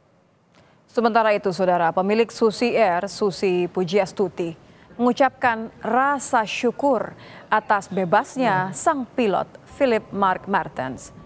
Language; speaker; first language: Indonesian; native; Indonesian